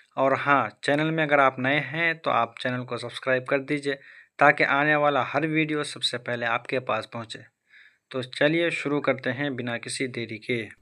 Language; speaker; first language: Hindi; native; Hindi